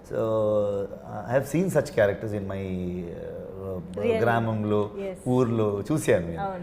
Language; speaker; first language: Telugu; non-native, learner; Kannada